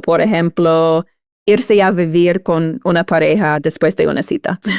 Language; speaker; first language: Spanish; non-native, fluent; English